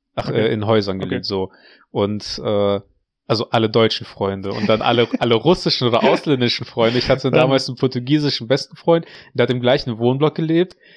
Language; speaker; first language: German; early bilingual, other home language; Russian